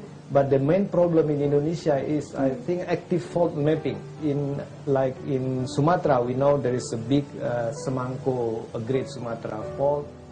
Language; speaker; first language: English; non-native, fluent; Indonesian